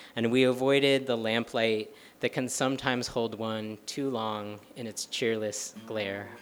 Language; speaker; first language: English; native; English